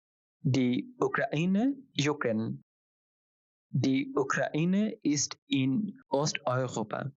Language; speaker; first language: German; non-native, fluent; Bangla